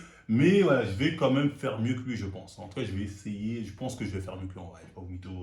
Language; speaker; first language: French; native; French